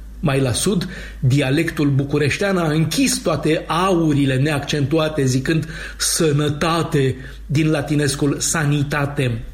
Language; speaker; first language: Romanian; native; Romanian